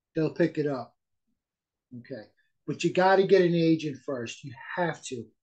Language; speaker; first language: English; native; English